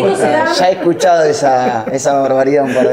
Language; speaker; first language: Spanish; native; Spanish